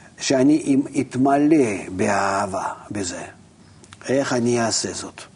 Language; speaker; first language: Hebrew; non-native, fluent; Russian